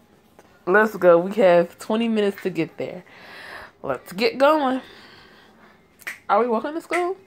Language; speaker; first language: English; native; English